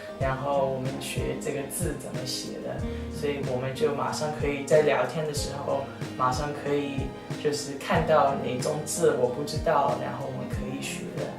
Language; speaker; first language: Chinese; early bilingual, heritage; English